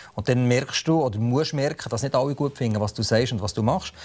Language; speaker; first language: German; native; German